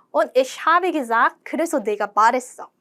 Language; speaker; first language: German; non-native, fluent; Korean